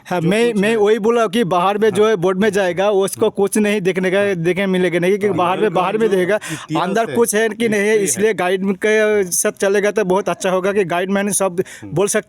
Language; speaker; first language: Hindi; non-native, local second language; Bangla